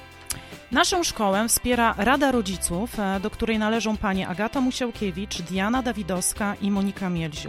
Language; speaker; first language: Polish; native; Polish